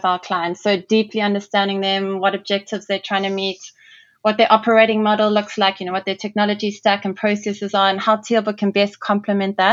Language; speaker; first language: English; native; English